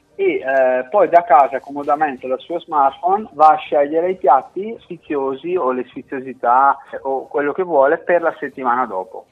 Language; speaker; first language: Italian; native; Italian